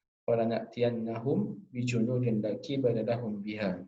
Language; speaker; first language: Arabic; non-native, fluent; Indonesian